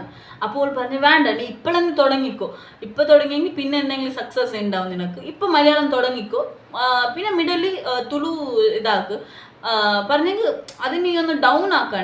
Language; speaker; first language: Malayalam; non-native, local second language; Tulu